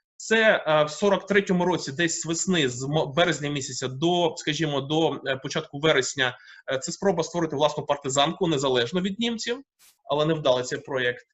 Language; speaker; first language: Ukrainian; native; Ukrainian